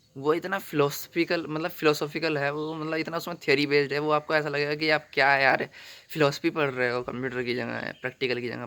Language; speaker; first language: Hindi; native; Hindi